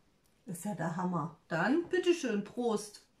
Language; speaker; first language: German; native; German